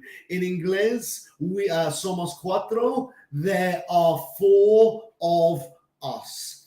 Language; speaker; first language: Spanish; non-native, fluent; English